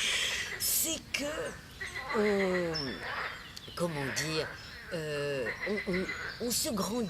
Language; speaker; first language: French; native; French